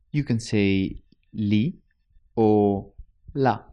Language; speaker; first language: English; non-native, fluent; Italian